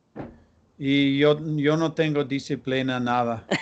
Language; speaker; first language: Spanish; non-native, learner; English